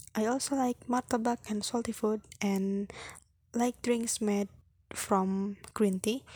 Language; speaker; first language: English; non-native, fluent; Indonesian